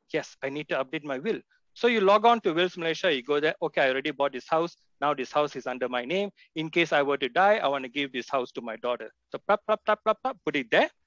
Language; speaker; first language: English; non-native, local second language; Tamil